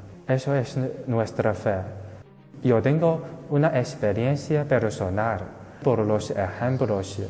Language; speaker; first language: Spanish; non-native, fluent; Chinese